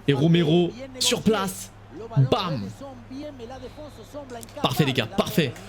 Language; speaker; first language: French; native; French